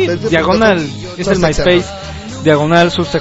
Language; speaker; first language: Spanish; native; Spanish